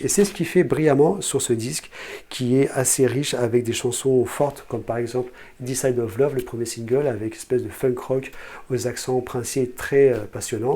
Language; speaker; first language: French; native; French